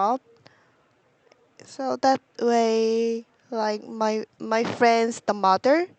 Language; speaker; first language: English; non-native, learner; Korean